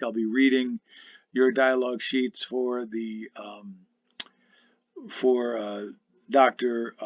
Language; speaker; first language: English; native; English